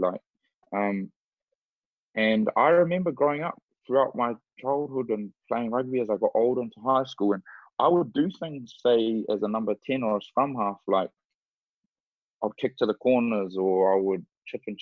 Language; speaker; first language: English; native; English